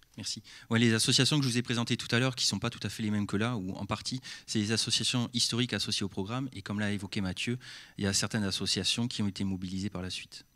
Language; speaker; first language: French; native; French